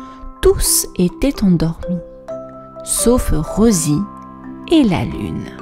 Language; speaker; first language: French; native; French